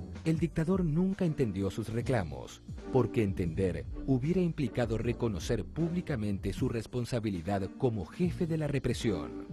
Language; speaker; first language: Spanish; native; Spanish